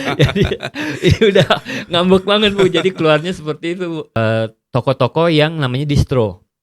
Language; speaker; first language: Indonesian; native; Indonesian